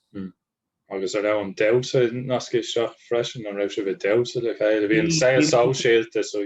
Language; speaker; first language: Irish; non-native, local second language; English